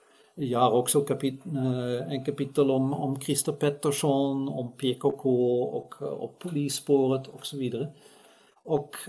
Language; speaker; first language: Swedish; non-native, fluent; Dutch